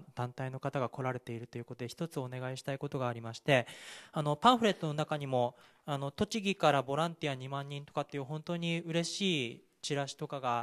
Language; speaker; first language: Japanese; native; Japanese